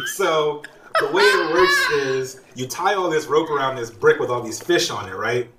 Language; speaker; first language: English; native; English